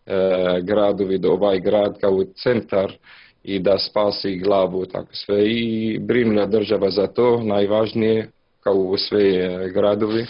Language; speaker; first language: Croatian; non-native, learner; Arabic